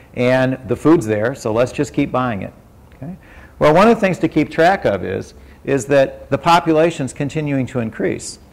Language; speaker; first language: English; native; English